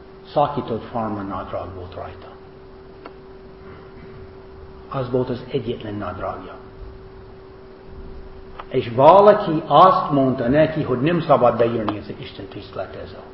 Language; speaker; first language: Hungarian; non-native, fluent; English